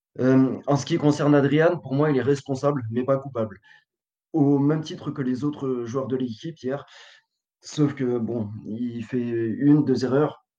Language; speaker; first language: French; native; French